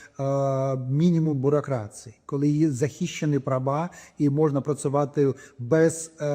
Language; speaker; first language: Ukrainian; early bilingual, heritage; Ukrainian